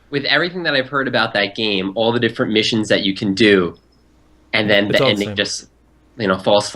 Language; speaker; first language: English; native; English